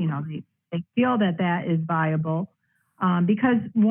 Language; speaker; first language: English; native; English